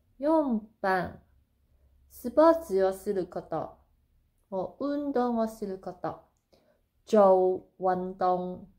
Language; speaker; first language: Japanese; non-native, fluent; Cantonese